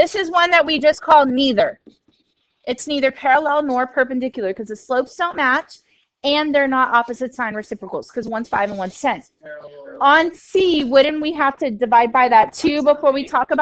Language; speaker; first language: English; native; English